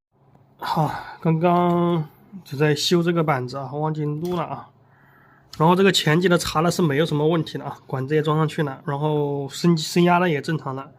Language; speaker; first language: Chinese; native; Chinese